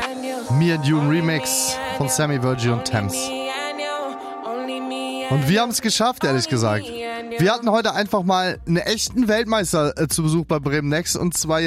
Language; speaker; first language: German; native; German